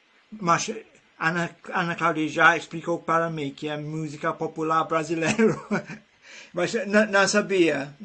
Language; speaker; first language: Portuguese; non-native, learner; English